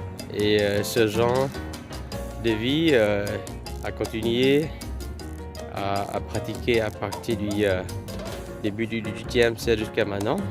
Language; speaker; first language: French; non-native, fluent; Vietnamese